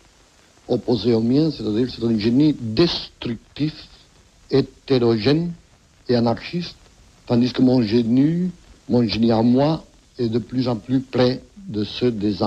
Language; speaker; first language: French; non-native, fluent; Catalan